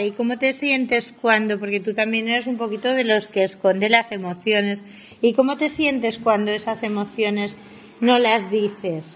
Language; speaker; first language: Spanish; native; Spanish